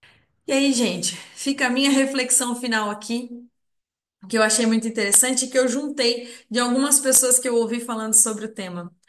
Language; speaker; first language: Portuguese; native; Portuguese